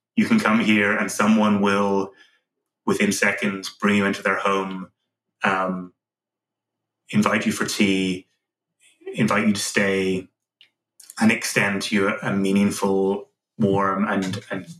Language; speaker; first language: English; native; English